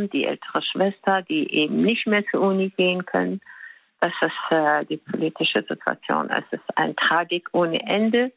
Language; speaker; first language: German; non-native, fluent; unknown